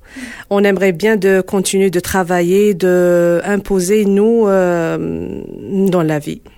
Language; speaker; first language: French; non-native, learner; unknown